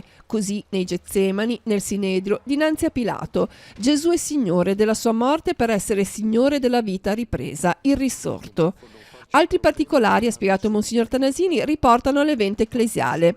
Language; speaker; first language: Italian; native; Italian